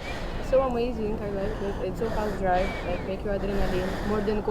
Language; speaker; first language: English; non-native, learner; Russian